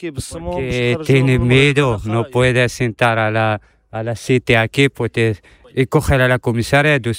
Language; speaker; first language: Spanish; non-native, learner; Arabic